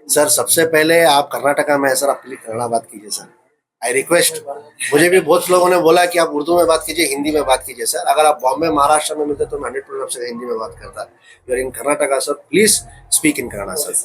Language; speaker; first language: Hindi; non-native, local second language; Kannada